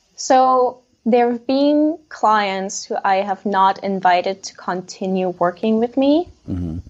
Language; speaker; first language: English; non-native, fluent; German